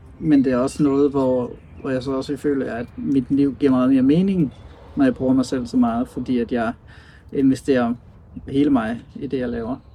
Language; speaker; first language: Danish; native; Danish